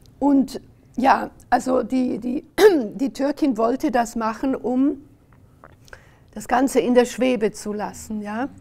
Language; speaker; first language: German; early bilingual, other home language; Hungarian